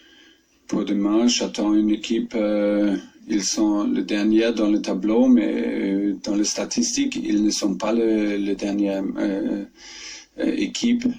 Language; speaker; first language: French; non-native, fluent; German